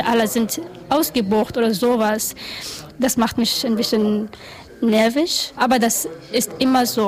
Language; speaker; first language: German; non-native, learner; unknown